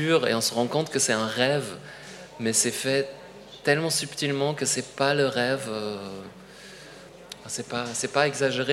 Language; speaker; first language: French; non-native, fluent; Polish